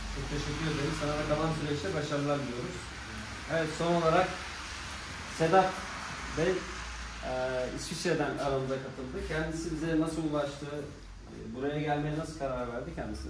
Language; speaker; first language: Turkish; native; Turkish